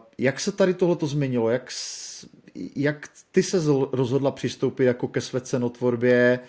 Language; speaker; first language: Czech; native; Czech